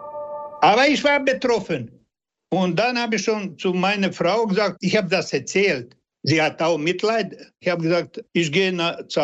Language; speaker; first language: German; non-native, learner; Croatian